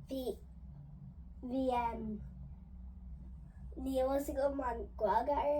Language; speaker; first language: Irish; non-native, learner; English